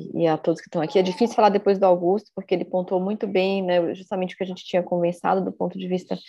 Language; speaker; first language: Portuguese; native; Portuguese